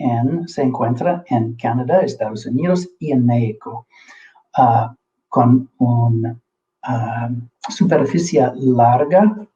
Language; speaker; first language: Spanish; non-native, fluent; English